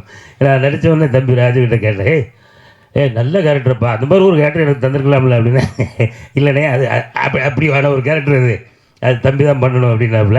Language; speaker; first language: Tamil; native; Tamil